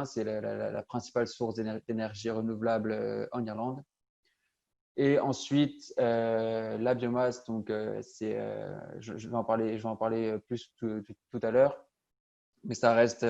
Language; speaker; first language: French; native; French